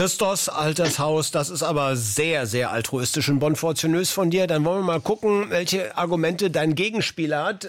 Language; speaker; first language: German; native; German